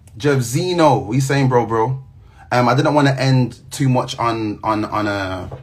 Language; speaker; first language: English; native; English